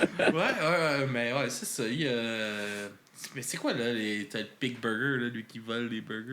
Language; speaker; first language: French; native; French